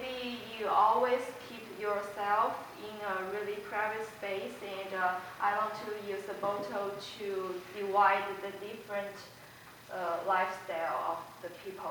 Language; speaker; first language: English; non-native, fluent; Chinese